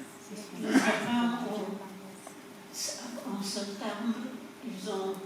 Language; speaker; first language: French; non-native, fluent; Polish